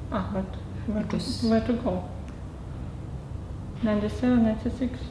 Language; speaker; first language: English; non-native, learner; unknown